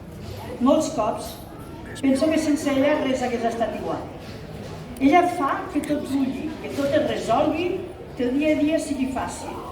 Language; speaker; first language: Catalan; native; Catalan